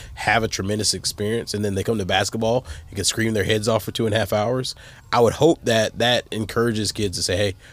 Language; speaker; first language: English; native; English